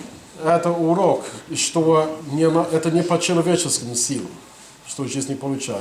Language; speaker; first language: Russian; non-native, fluent; English